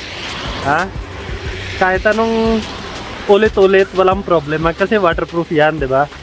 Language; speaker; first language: Filipino; non-native, learner; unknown